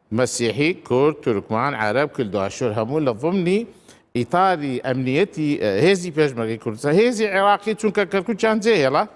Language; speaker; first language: Central Kurdish; non-native, local second language; Turkish